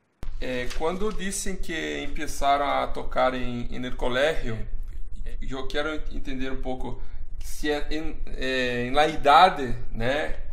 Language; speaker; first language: Spanish; non-native, fluent; Portuguese